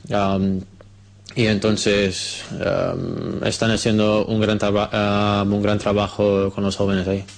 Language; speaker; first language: Spanish; non-native, fluent; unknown